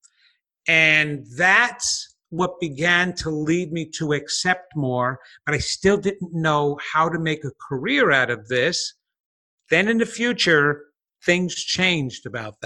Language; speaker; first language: English; native; English